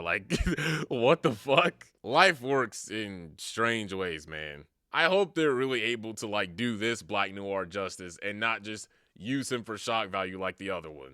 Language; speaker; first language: English; native; English